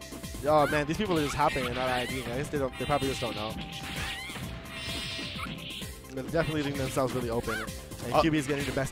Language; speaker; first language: English; native; English